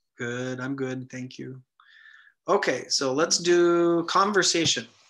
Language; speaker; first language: English; native; English